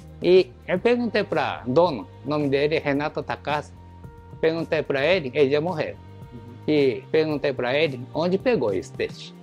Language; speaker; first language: Portuguese; non-native, learner; Japanese